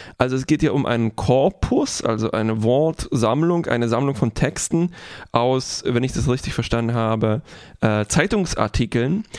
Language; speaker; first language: German; non-native, fluent; Polish